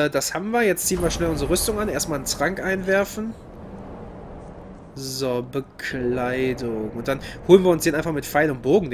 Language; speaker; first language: German; native; German